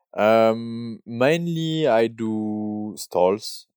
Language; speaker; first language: English; non-native, learner; French